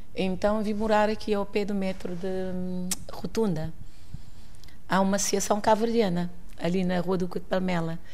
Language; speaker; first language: Portuguese; non-native, local second language; Kabuverdianu